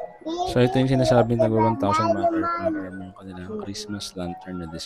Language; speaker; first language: Filipino; native; Filipino